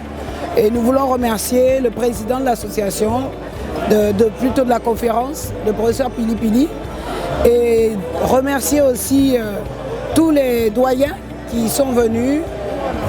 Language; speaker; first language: French; non-native, local second language; Arabic